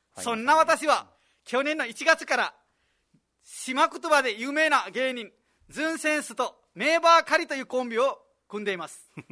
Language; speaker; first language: Japanese; non-native, fluent; Nepali